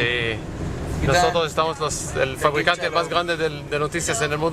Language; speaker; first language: Spanish; non-native, learner; Hebrew